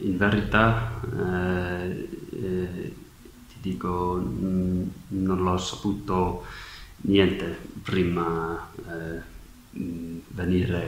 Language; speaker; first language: Italian; non-native, learner; Welsh